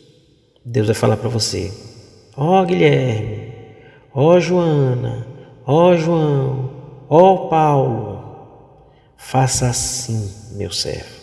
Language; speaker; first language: Portuguese; native; Portuguese